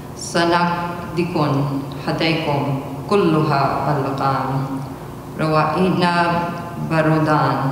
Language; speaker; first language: Arabic; early bilingual, heritage; Arabic